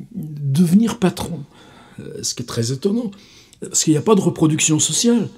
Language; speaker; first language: French; native; French